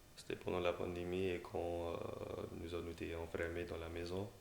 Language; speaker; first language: French; early bilingual, other home language; English